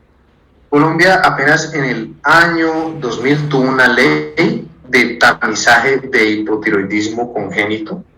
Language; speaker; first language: Spanish; native; Spanish